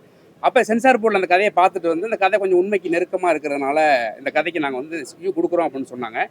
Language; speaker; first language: Tamil; native; Tamil